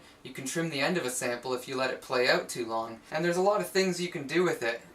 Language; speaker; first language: English; native; English